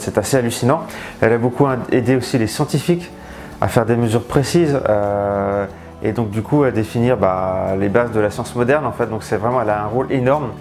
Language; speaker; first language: French; native; French